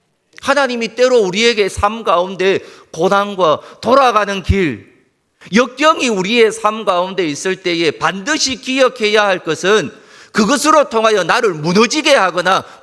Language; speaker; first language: Korean; native; Korean